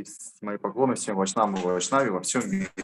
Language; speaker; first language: Russian; native; Russian